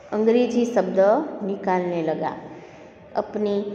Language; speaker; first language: Hindi; non-native, local second language; Gujarati